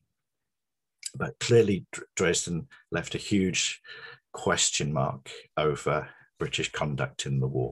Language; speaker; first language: English; native; English